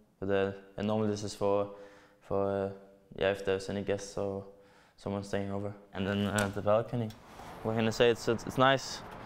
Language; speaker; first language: English; non-native, fluent; Danish